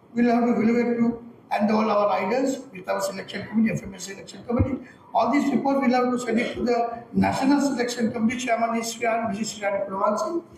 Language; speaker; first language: English; non-native, local second language; Sinhala